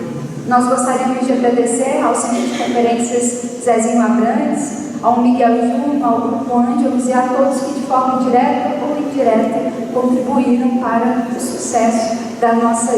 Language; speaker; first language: Portuguese; native; Portuguese